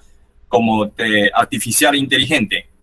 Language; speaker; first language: Spanish; non-native, fluent; Chinese